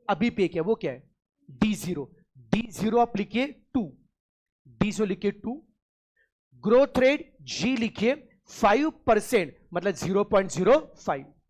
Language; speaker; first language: Hindi; non-native, local second language; Marathi